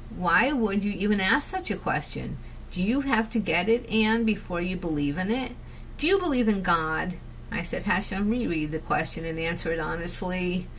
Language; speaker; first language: English; native; English